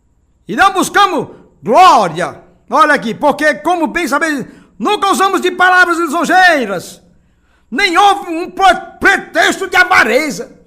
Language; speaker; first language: Portuguese; native; Portuguese